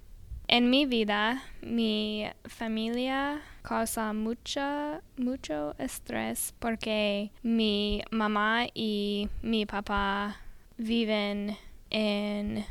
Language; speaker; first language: Spanish; non-native, learner; English